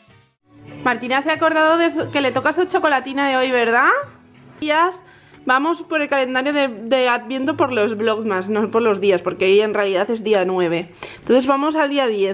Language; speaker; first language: Spanish; native; Spanish